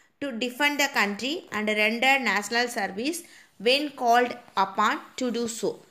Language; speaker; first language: English; non-native, local second language; Tamil